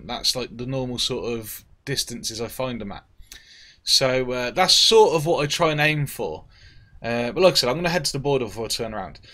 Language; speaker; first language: English; native; English